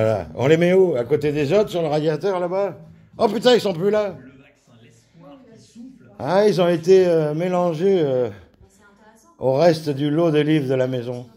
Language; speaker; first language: French; native; French